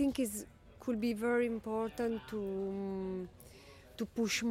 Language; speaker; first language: English; non-native, learner; Italian